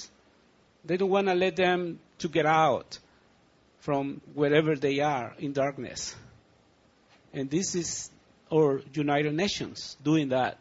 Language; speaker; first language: English; non-native, learner; Spanish